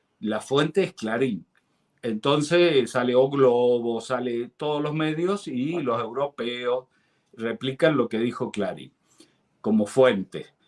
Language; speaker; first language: Spanish; native; Spanish